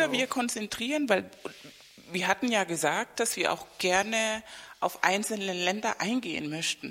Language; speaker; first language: German; non-native, fluent; Spanish